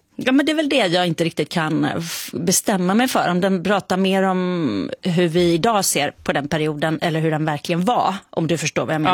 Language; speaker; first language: Swedish; native; Swedish